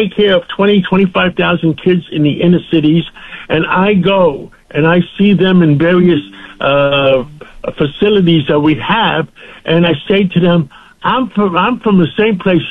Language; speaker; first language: English; non-native, local second language; Greek